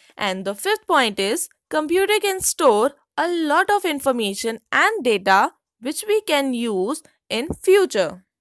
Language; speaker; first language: English; non-native, local second language; Hindi